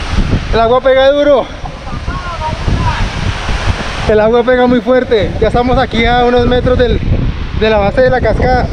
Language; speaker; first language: Spanish; native; Spanish